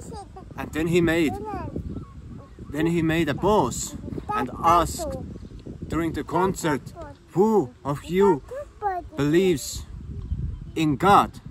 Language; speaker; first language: English; non-native, fluent; Estonian